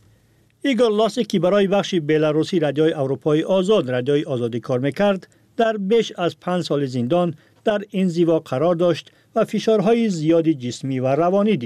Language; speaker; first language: Persian; native; Persian